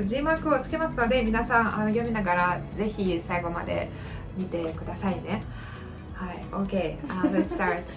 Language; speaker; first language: Japanese; non-native, fluent; Russian